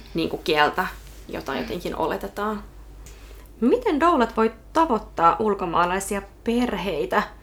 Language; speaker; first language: Finnish; native; Finnish